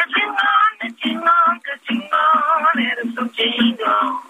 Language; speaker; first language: Spanish; native; Spanish